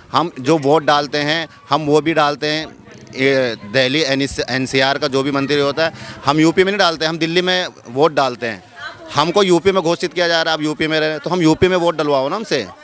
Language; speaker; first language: Hindi; native; Hindi